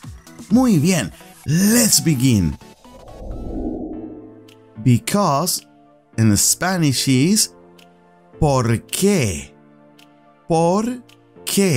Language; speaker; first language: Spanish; non-native, fluent; English